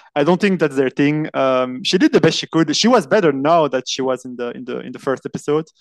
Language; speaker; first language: English; non-native, fluent; French